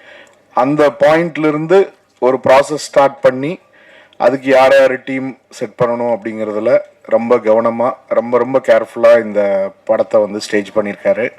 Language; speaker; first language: Tamil; native; Tamil